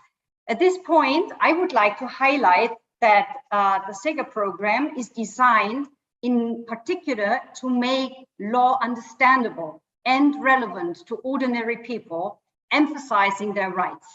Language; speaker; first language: English; non-native, fluent; German